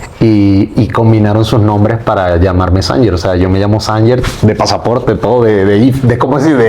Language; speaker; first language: Spanish; native; Spanish